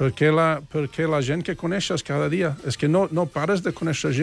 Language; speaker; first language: Catalan; non-native, fluent; English